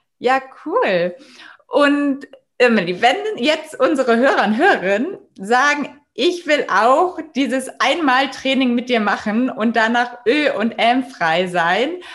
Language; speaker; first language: German; native; German